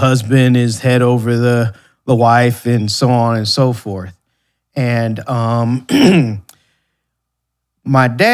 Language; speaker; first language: English; native; English